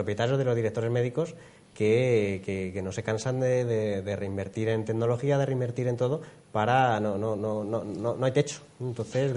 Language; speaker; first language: Spanish; native; Spanish